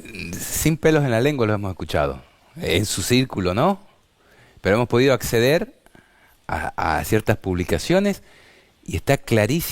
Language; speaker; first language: Spanish; native; Spanish